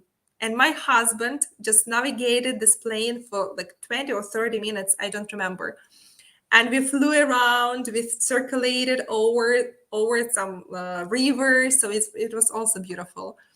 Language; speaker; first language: English; non-native, fluent; Ukrainian